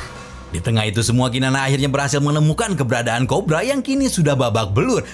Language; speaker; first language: Indonesian; native; Indonesian